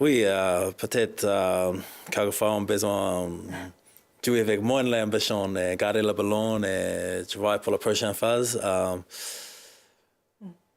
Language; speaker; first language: French; non-native, learner; English